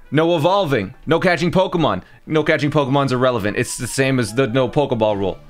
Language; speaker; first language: English; native; English